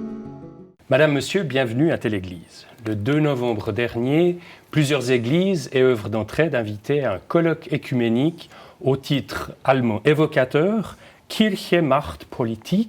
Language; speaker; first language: French; native; French